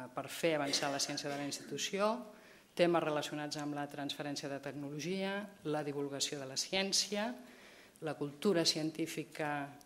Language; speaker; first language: Catalan; native; Catalan